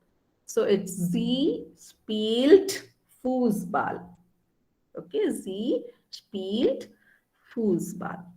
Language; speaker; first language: German; non-native, fluent; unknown